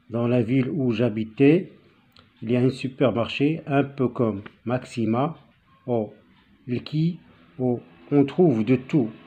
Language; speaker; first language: French; non-native, local second language; Arabic